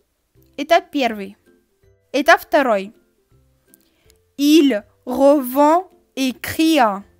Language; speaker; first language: French; non-native, fluent; Russian